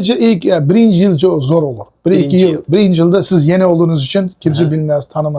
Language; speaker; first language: Turkish; non-native, learner; Uyghur